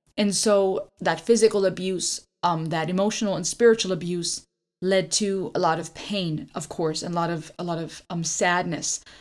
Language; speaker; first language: English; early bilingual, other home language; German